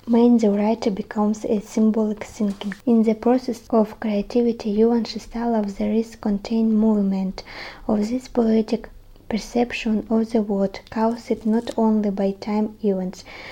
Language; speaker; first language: English; non-native, learner; Russian